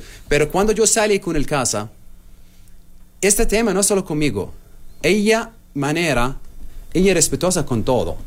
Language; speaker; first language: Spanish; non-native, learner; Arabic